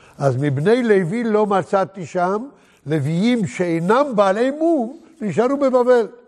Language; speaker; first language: Hebrew; native; Hebrew